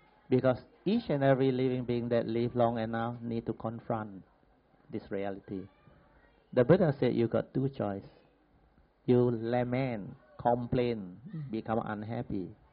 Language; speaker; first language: English; non-native, local second language; Min Nan Chinese